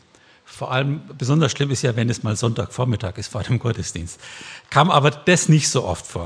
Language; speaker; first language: German; native; German